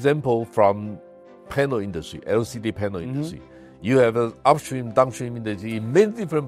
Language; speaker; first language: English; non-native, fluent; Chinese